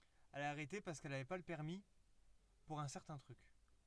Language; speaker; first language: French; native; French